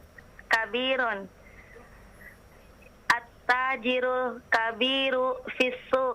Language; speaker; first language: Arabic; non-native, learner; Indonesian